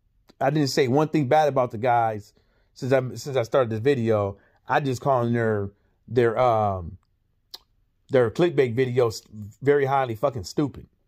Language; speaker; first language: English; native; English